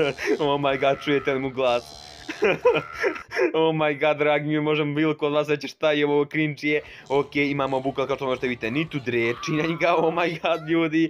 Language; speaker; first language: Serbian; native; Serbian